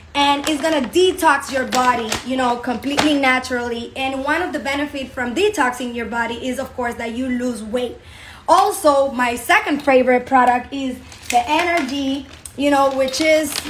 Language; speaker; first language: English; non-native, fluent; Spanish